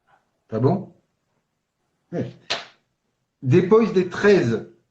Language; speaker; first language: Portuguese; non-native, fluent; French